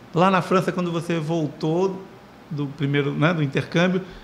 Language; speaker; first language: Portuguese; native; Portuguese